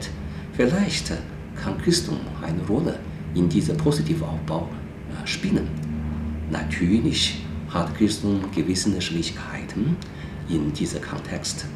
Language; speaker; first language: German; non-native, fluent; Chinese